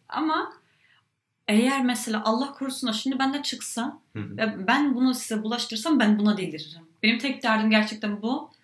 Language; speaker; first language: Turkish; early bilingual, heritage; Turkish